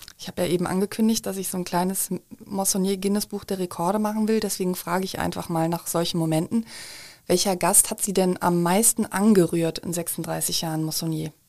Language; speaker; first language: German; native; German